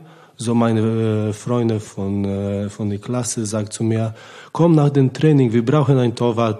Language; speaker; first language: German; non-native, learner; Polish